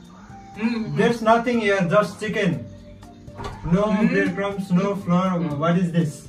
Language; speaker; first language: English; non-native, fluent; Nepali